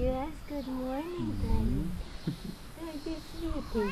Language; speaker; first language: English; non-native, learner; Turkish